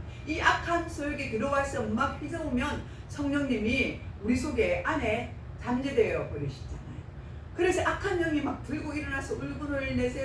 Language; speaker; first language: Korean; native; Korean